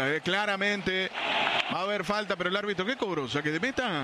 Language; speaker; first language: Spanish; native; Spanish